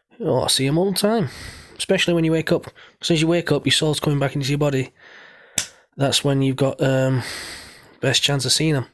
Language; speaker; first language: English; native; English